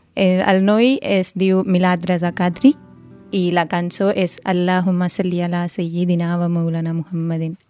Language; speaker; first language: Catalan; early bilingual, other home language; Punjabi